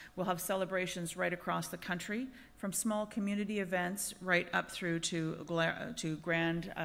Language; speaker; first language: English; native; English